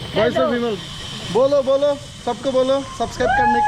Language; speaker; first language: Hindi; non-native, learner; Bangla